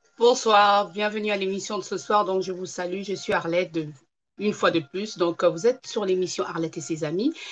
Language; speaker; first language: French; non-native, local second language; Lingala